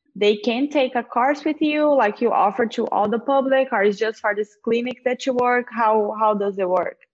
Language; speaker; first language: English; non-native, fluent; Portuguese